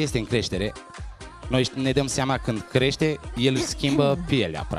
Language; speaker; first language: Romanian; native; Romanian